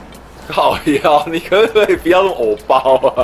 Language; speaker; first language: Chinese; native; Chinese